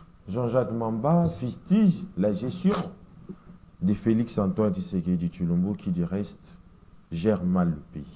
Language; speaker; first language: French; non-native, local second language; Lingala